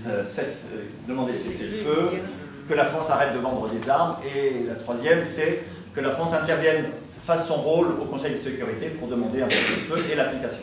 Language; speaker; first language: French; native; French